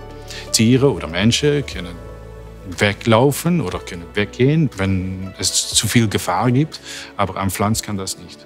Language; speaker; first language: German; non-native, fluent; Dutch